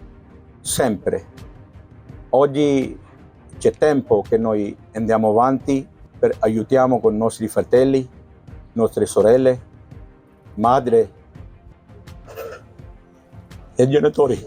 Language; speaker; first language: Italian; non-native, learner; Urdu